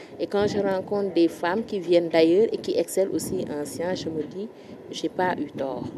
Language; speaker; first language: French; non-native, local second language; Wolof